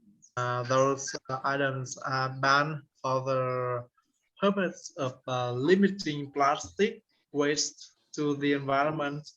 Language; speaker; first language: English; non-native, learner; Vietnamese